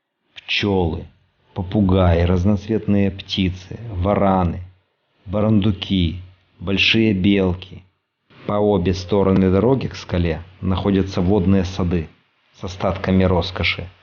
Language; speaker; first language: Russian; native; Russian